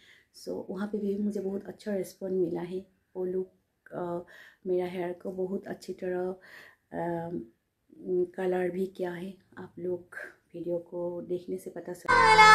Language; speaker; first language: Hindi; non-native, local second language; Assamese